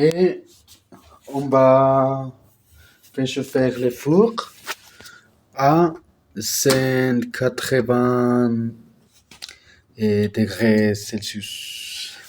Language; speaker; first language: French; non-native, learner; Spanish